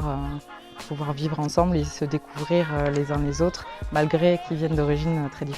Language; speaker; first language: French; native; French